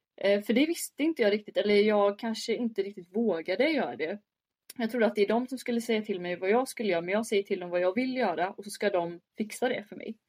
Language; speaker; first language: Swedish; early bilingual, other home language; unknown